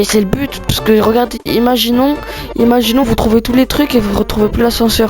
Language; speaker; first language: French; native; French